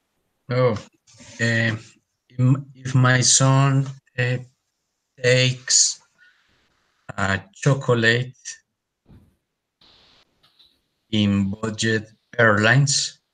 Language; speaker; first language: English; non-native, learner; Spanish